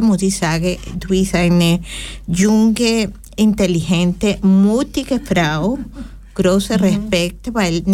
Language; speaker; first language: German; non-native, learner; Spanish